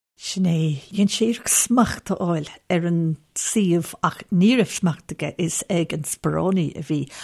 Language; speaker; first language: Irish; native; Irish